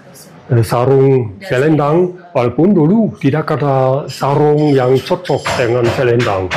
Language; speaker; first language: Indonesian; non-native, fluent; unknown